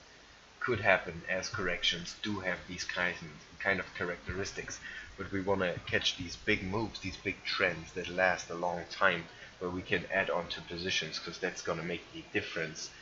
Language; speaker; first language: English; non-native, fluent; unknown